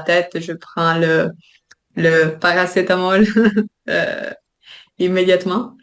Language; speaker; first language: French; non-native, fluent; Italian